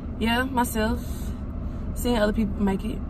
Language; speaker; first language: English; native; English